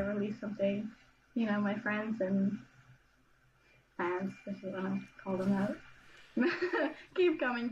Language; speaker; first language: English; non-native, fluent; German